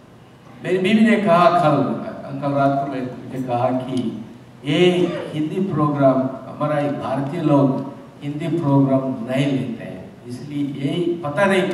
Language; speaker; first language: Hindi; non-native, local second language; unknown